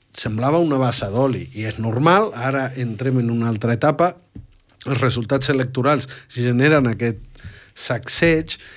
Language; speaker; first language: Catalan; native; Catalan